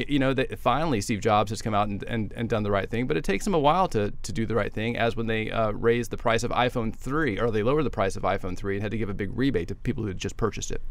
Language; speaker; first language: English; native; English